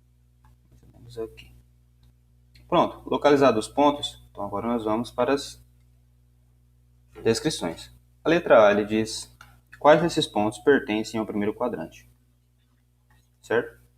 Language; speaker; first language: Portuguese; native; Portuguese